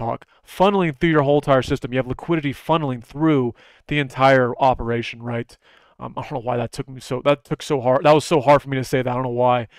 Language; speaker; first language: English; native; English